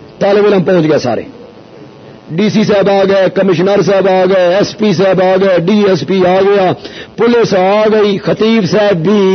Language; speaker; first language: Urdu; non-native, local second language; Punjabi